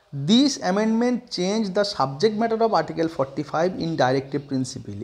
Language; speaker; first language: English; non-native, local second language; Bangla